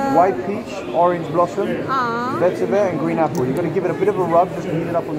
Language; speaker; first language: English; native; English